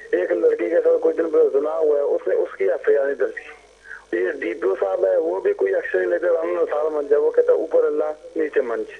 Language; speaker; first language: Urdu; non-native, local second language; Punjabi